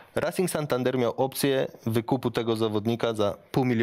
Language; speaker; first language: Polish; native; Polish